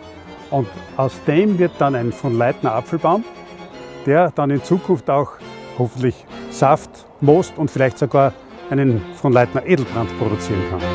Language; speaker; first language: German; native; German